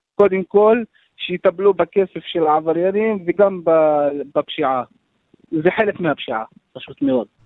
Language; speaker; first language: Hebrew; non-native, local second language; Arabic